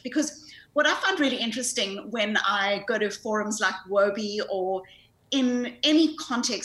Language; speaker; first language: English; native; English